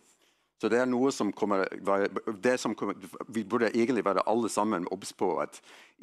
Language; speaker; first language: Norwegian; non-native, fluent; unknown